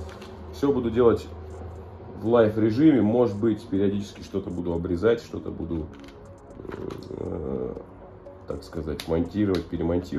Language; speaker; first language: Russian; native; Russian